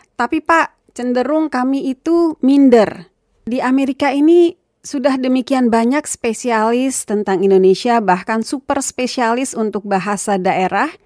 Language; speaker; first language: Indonesian; native; Indonesian